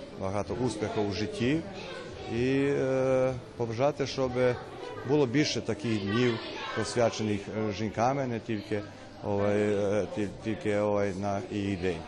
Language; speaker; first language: Ukrainian; early bilingual, heritage; Ukrainian